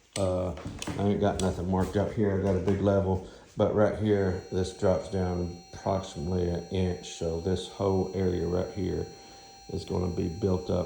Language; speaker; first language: English; native; English